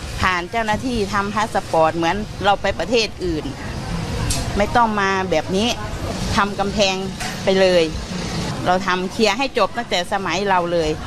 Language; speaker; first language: Thai; native; Thai